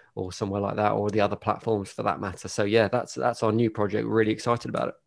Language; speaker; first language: English; native; English